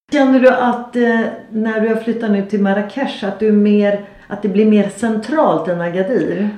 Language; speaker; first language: Swedish; native; Swedish